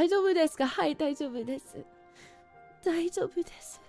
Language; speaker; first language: Japanese; non-native, learner; English